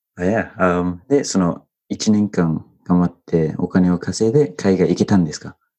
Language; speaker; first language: Japanese; non-native, fluent; English